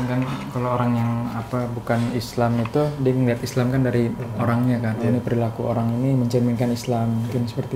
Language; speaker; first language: Indonesian; native; Indonesian